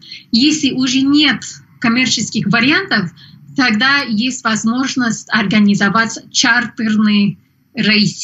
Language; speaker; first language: Russian; non-native, fluent; English